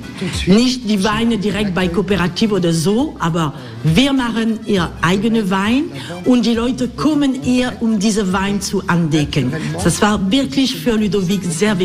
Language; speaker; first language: German; non-native, learner; French